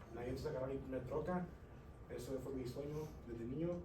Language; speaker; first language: Spanish; early bilingual, heritage; Spanish